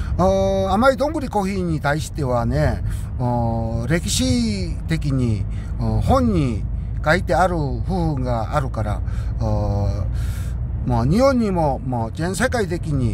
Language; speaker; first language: Japanese; non-native, learner; Korean